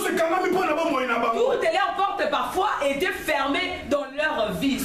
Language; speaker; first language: French; non-native, local second language; Lingala